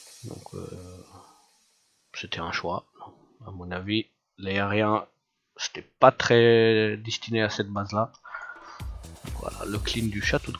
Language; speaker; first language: French; native; French